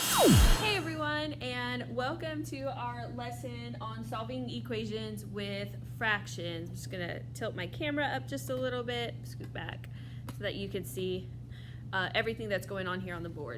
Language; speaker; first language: English; native; English